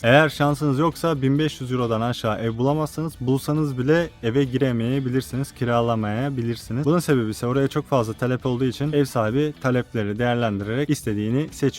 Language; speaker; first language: Turkish; native; Turkish